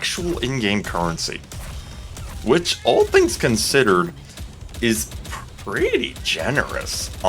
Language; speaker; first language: English; native; English